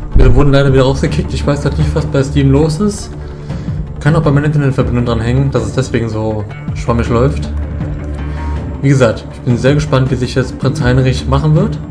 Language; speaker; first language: German; native; German